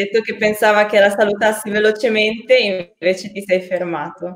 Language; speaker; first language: Italian; native; Italian